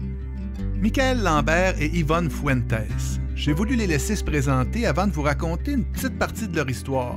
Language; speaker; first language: French; native; French